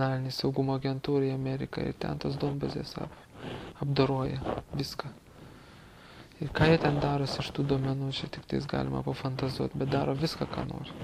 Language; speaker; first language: Lithuanian; native; Lithuanian